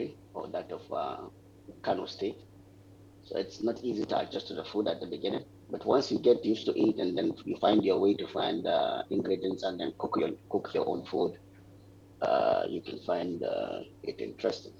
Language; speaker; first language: English; non-native, local second language; Hausa